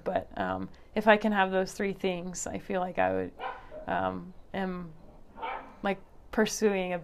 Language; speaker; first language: English; native; English